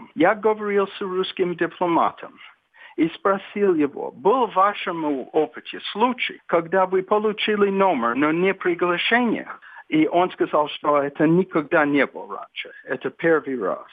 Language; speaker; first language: Russian; non-native, fluent; English